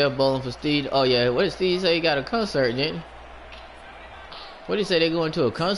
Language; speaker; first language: English; native; English